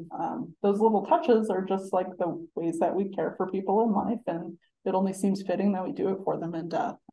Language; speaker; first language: English; native; English